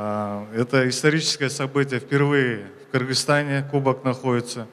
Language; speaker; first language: Russian; non-native, local second language; Kyrgyz